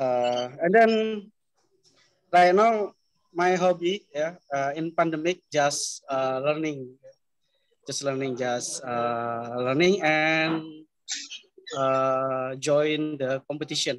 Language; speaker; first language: English; non-native, learner; Indonesian